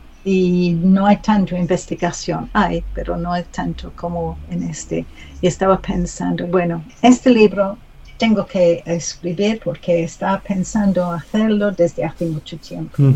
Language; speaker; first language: Spanish; non-native, learner; English